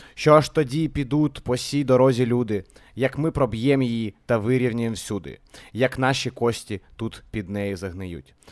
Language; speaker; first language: Ukrainian; non-native, local second language; Russian